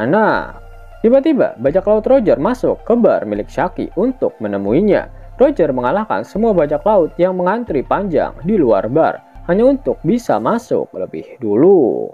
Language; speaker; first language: Indonesian; native; Indonesian